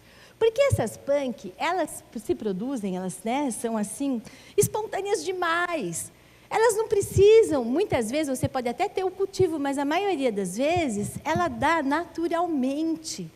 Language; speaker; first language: Portuguese; native; Portuguese